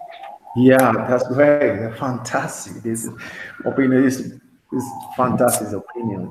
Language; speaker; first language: English; non-native, learner; Spanish